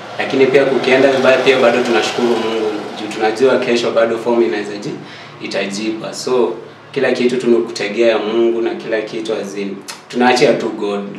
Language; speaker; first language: Swahili; native; Swahili